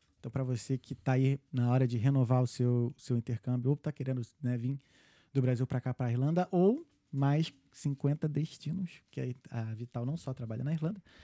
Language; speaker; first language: Portuguese; native; Portuguese